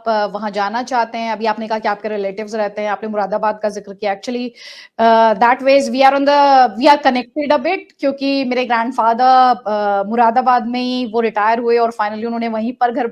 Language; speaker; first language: Hindi; native; Hindi